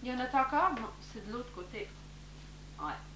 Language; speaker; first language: French; native; French